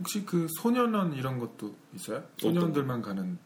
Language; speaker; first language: Korean; native; Korean